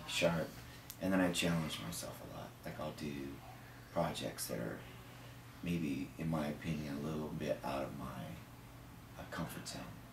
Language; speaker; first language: English; native; English